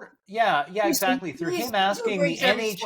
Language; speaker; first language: English; native; English